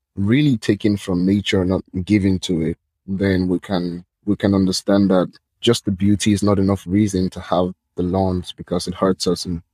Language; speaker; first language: English; non-native, local second language; Yoruba